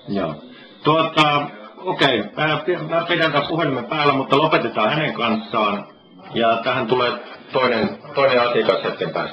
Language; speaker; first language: Finnish; native; Finnish